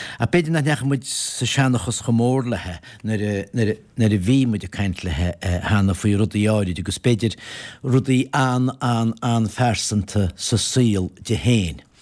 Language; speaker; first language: Irish; native; Irish